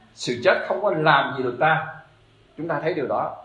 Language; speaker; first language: Vietnamese; native; Vietnamese